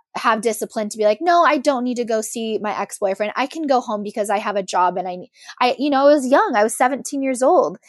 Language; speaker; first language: English; native; English